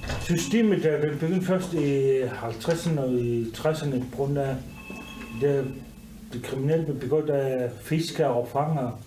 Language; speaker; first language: Danish; non-native, local second language; Kalaallisut